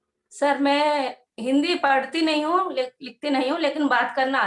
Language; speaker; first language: Hindi; non-native, local second language; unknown